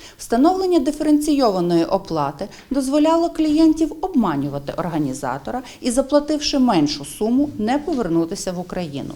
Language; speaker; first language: Ukrainian; native; Ukrainian